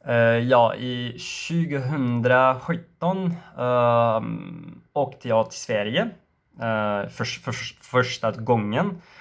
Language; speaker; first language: Swedish; non-native, learner; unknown